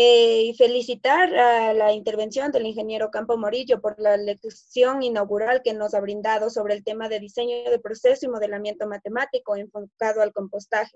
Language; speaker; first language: Spanish; native; Spanish